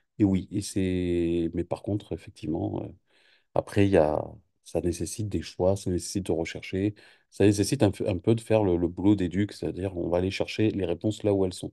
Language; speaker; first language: French; native; French